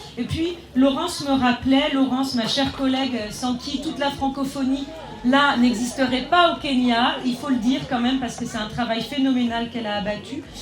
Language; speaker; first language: French; native; French